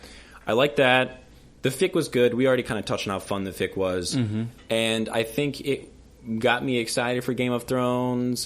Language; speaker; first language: English; native; English